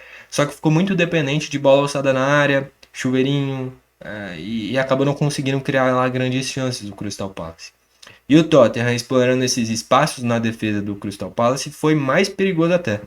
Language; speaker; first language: Portuguese; native; Portuguese